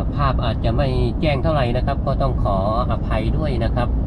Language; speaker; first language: Thai; native; Thai